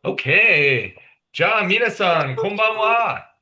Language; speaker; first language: Japanese; non-native, fluent; English